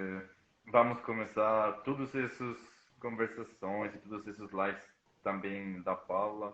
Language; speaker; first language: Portuguese; non-native, fluent; Spanish